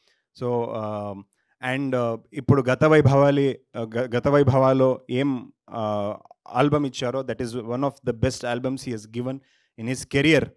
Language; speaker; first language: Telugu; non-native, learner; Kannada